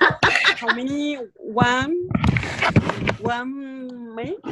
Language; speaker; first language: English; non-native, learner; Spanish